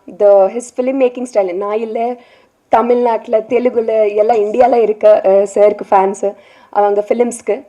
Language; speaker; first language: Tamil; non-native, learner; Telugu